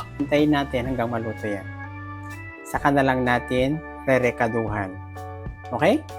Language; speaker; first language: Filipino; non-native, local second language; Iloko